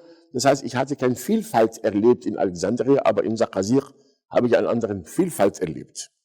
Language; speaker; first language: German; non-native, fluent; Arabic